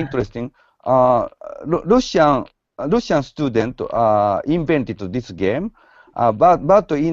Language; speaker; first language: English; non-native, learner; Japanese